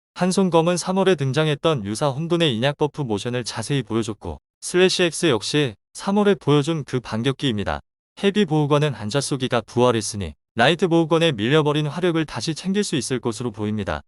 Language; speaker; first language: Korean; native; Korean